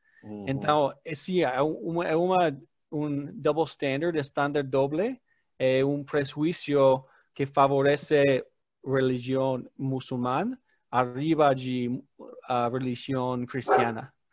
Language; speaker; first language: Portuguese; non-native, learner; English